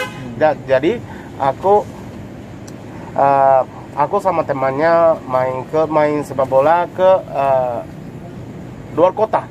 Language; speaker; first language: Indonesian; non-native, learner; Japanese